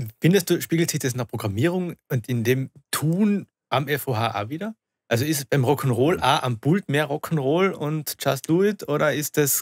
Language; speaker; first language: German; native; German